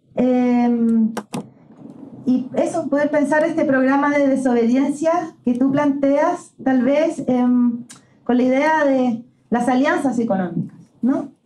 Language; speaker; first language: Spanish; native; Spanish